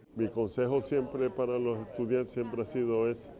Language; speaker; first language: Spanish; early bilingual, heritage; Spanish